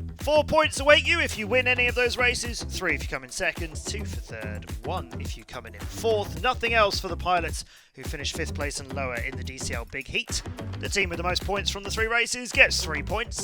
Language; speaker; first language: English; native; English